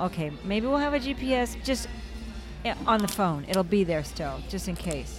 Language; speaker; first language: English; native; English